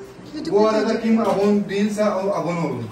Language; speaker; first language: Turkish; non-native, learner; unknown